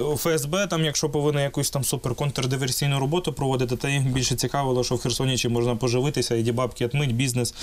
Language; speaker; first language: Ukrainian; non-native, local second language; Russian